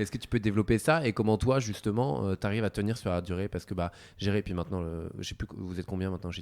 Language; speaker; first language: French; native; French